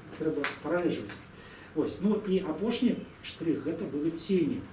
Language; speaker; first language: Belarusian; non-native, local second language; Russian